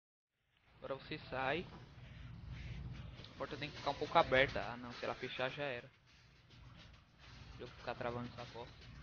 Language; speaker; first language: Portuguese; native; Portuguese